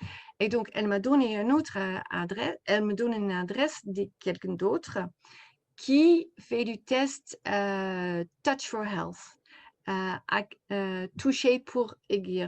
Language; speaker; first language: French; non-native, fluent; Dutch